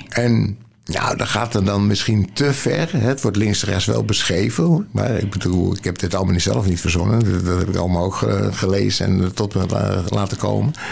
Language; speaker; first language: Dutch; native; Dutch